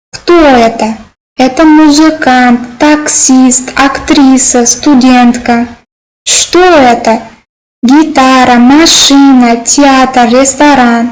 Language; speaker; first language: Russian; non-native, local second language; Uzbek